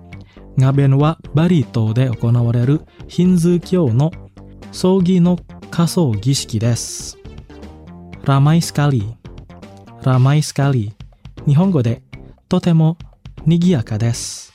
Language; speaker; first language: Japanese; non-native, fluent; Indonesian